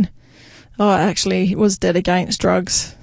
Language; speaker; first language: English; native; English